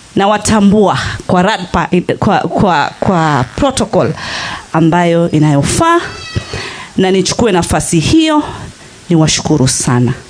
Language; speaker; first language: Swahili; non-native, local second language; Kamba